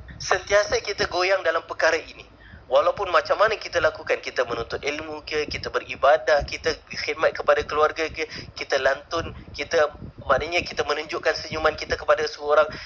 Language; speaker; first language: Malay; native; Malay